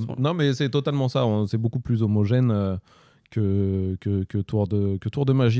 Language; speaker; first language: French; native; French